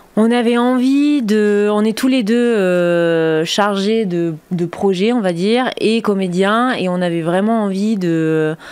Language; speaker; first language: French; native; French